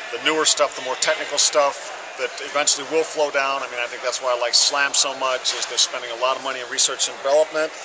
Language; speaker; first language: English; native; English